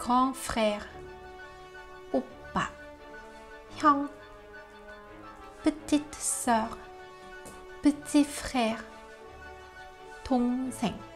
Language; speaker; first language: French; non-native, fluent; Korean